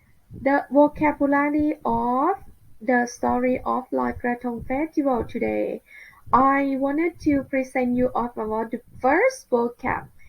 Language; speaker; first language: English; non-native, learner; Thai